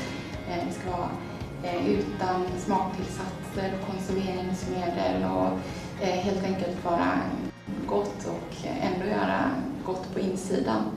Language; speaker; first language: Swedish; early bilingual, other home language; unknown